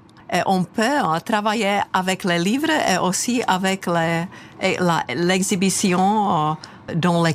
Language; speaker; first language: French; non-native, fluent; Czech